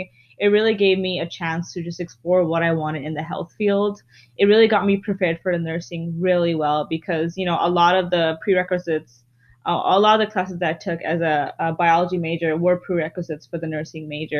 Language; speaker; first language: English; non-native, local second language; Bangla